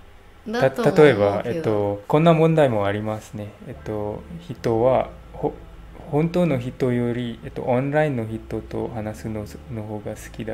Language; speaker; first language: Japanese; non-native, learner; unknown